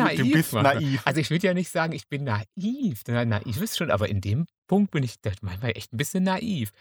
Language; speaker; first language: German; native; German